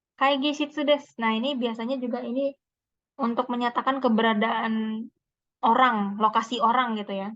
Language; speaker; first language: Indonesian; native; Indonesian